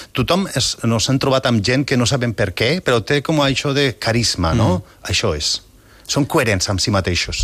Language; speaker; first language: Catalan; non-native, local second language; Spanish